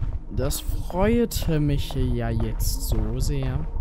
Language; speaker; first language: German; native; German